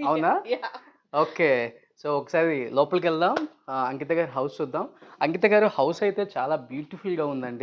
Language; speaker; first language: Telugu; native; Telugu